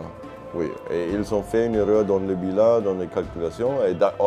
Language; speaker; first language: French; non-native, learner; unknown